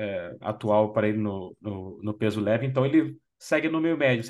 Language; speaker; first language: Portuguese; native; Portuguese